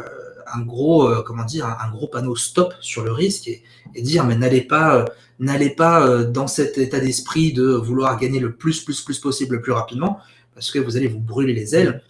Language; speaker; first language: French; native; French